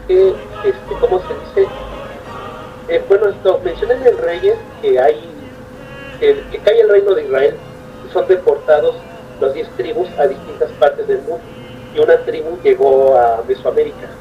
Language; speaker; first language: Spanish; native; Spanish